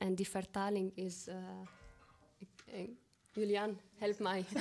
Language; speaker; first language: Dutch; non-native, fluent; Arabic